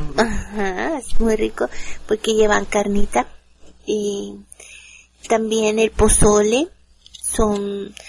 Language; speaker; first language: Spanish; native; Spanish